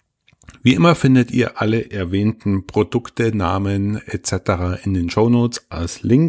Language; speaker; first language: German; native; German